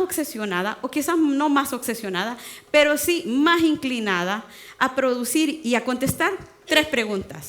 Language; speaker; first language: Spanish; native; Spanish